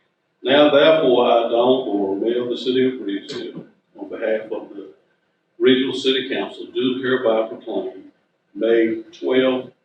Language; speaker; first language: English; native; English